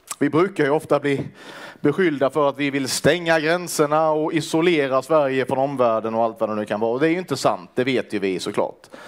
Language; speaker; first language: Swedish; native; Swedish